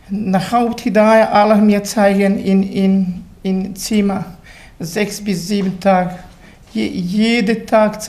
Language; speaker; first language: German; non-native, learner; Bosnian